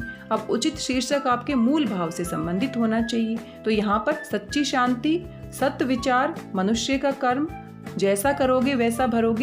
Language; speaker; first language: Hindi; native; Hindi